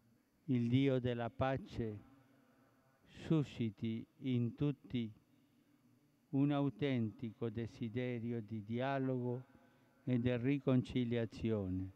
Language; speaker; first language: Italian; non-native, fluent; Spanish